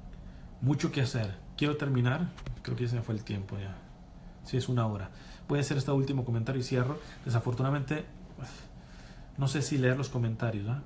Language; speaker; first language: Spanish; native; Spanish